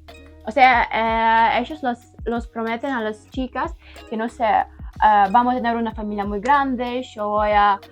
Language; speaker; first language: Spanish; non-native, learner; Ukrainian